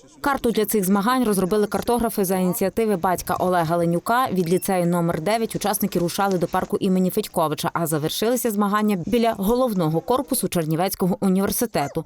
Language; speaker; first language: Ukrainian; native; Ukrainian